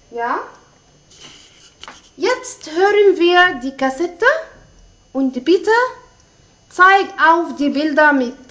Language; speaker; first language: German; non-native, fluent; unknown